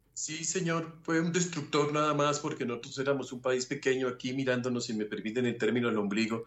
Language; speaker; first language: Spanish; native; Spanish